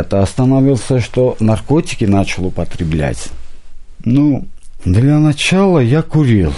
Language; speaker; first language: Russian; non-native, local second language; Armenian